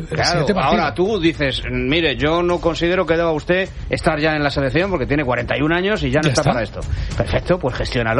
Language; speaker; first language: Spanish; native; Spanish